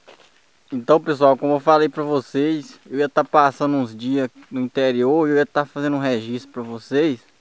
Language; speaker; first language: Portuguese; native; Portuguese